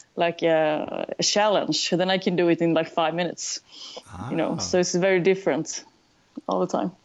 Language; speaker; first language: English; non-native, fluent; Swedish